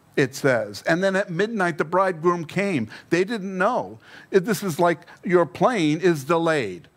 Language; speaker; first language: English; native; English